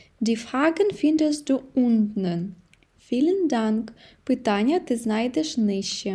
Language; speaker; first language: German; non-native, fluent; Ukrainian